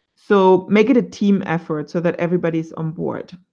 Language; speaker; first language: English; non-native, fluent; German